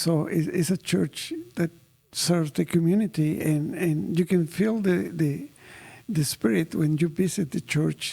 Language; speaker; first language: English; non-native, fluent; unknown